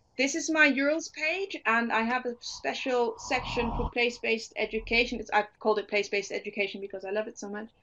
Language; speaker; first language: English; non-native, fluent; Dutch